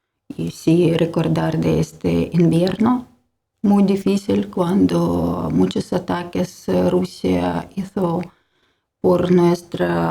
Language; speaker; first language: Spanish; non-native, learner; Ukrainian